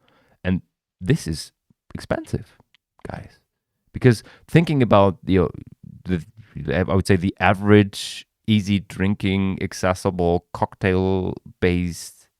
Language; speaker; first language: English; non-native, fluent; German